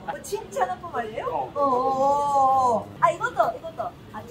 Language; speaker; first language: Korean; non-native, learner; Japanese